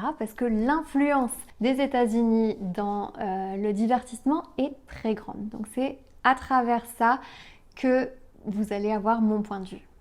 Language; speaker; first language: French; native; French